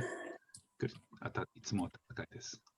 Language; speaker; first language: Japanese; non-native, fluent; English